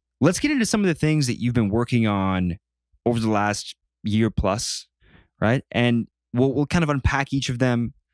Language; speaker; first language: English; native; English